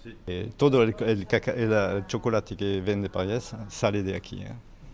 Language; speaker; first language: Spanish; non-native, fluent; French